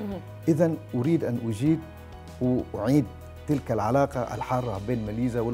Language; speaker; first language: Arabic; non-native, fluent; Malay